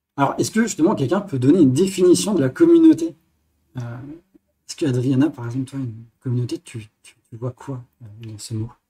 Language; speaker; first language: French; native; French